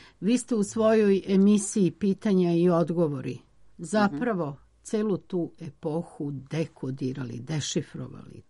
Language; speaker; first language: Serbian; native; Serbian